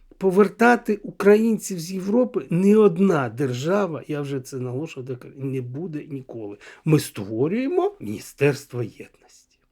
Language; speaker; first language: Ukrainian; non-native, local second language; Russian